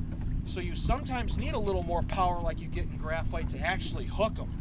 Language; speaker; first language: English; native; English